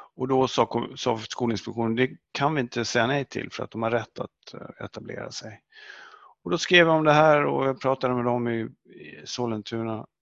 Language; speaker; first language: Swedish; native; Swedish